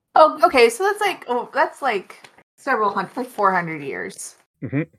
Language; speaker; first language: English; native; English